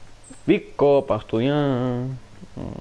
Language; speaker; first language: Spanish; non-native, learner; English